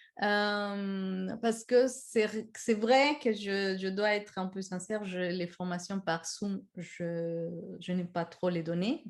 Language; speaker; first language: French; non-native, fluent; Spanish